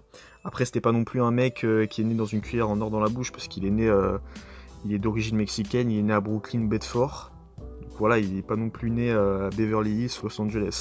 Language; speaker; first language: French; native; French